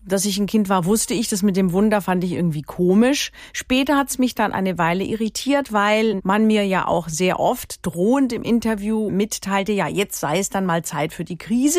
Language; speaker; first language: German; native; German